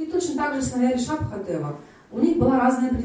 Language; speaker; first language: Russian; native; Russian